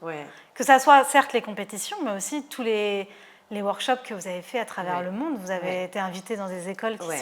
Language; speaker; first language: French; native; French